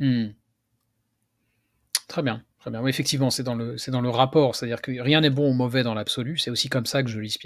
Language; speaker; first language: French; native; French